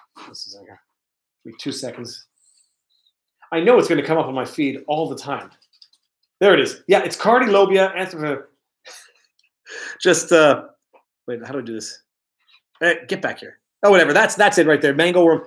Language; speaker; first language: English; native; English